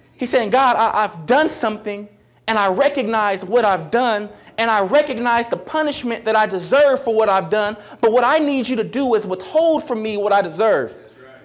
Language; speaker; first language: English; native; English